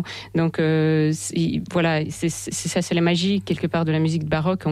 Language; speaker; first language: French; non-native, fluent; Russian